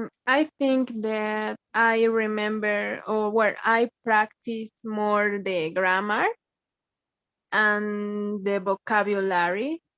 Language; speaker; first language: English; non-native, learner; Spanish